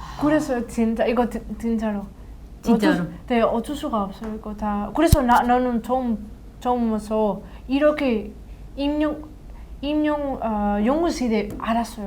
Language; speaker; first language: Korean; non-native, learner; Spanish